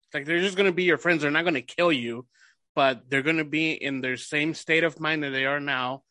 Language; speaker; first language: English; early bilingual, other home language; Spanish